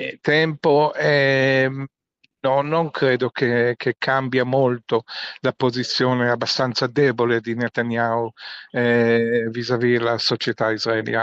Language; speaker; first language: Italian; non-native, fluent; Hebrew